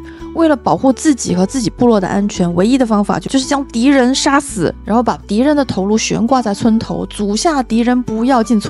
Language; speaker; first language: Chinese; native; Chinese